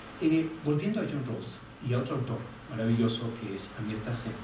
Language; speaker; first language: Spanish; native; Spanish